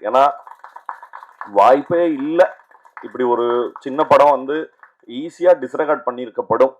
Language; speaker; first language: Tamil; native; Tamil